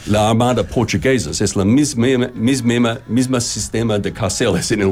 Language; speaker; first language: Spanish; non-native, learner; English